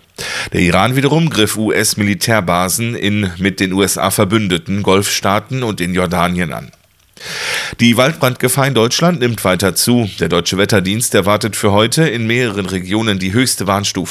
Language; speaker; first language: German; native; German